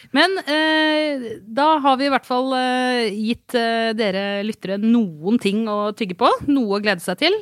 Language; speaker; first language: Norwegian; native; Norwegian